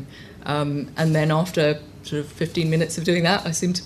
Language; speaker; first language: English; native; English